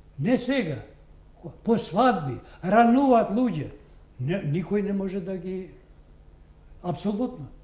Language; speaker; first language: Macedonian; non-native, local second language; Albanian